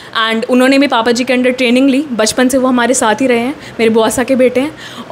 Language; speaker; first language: Hindi; native; Hindi